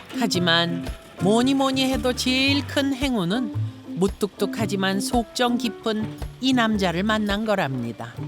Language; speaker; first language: Korean; native; Korean